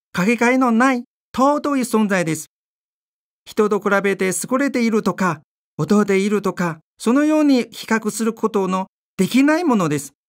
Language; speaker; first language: Japanese; non-native, fluent; Chinese